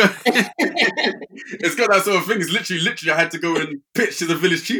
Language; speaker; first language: English; native; English